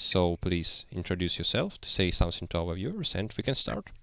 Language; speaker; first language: English; non-native, learner; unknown